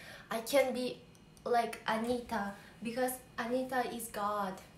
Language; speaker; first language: English; non-native, learner; Portuguese